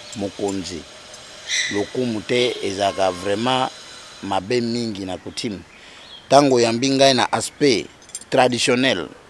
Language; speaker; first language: Lingala; non-native, local second language; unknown